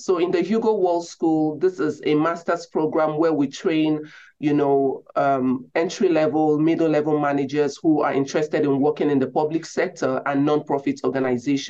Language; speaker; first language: English; non-native, local second language; Igbo